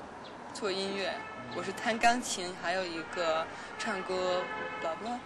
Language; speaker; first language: Chinese; non-native, learner; Danish